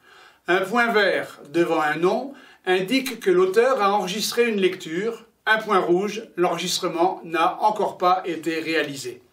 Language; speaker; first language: French; native; French